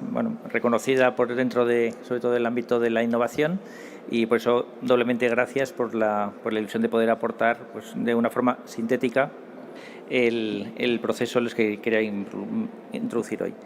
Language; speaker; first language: Spanish; native; Spanish